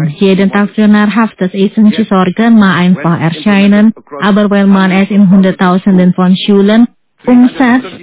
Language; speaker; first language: German; non-native, fluent; Indonesian